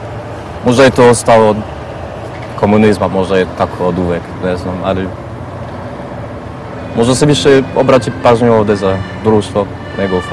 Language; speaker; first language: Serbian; non-native, fluent; French